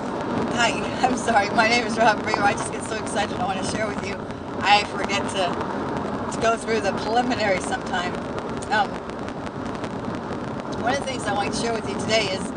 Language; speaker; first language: English; native; English